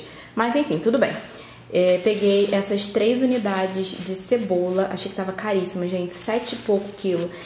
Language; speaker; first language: Portuguese; native; Portuguese